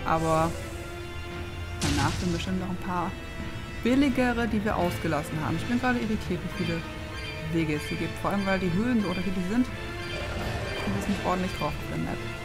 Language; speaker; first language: German; native; German